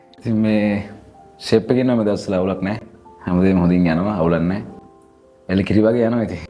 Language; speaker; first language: Sinhala; native; Sinhala